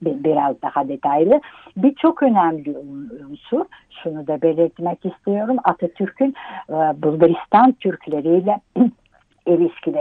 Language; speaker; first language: Turkish; early bilingual, heritage; Turkish